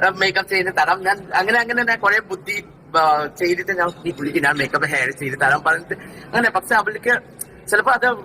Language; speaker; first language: Malayalam; non-native, local second language; Assamese